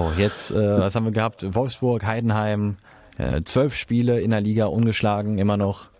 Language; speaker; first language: German; native; German